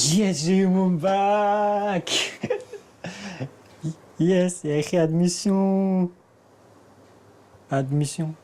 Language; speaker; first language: French; non-native, fluent; Persian